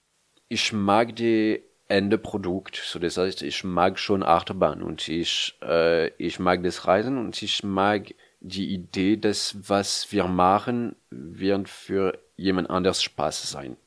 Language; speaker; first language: German; non-native, fluent; French